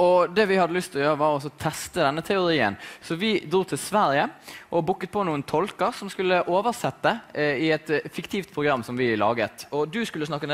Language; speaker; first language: Norwegian; native; Norwegian